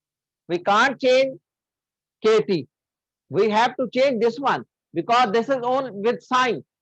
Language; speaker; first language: English; non-native, local second language; Hindi